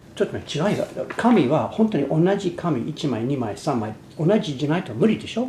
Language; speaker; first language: Japanese; non-native, fluent; English